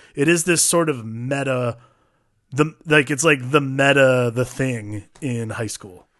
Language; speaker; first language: English; native; English